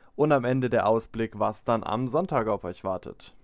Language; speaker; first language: German; native; German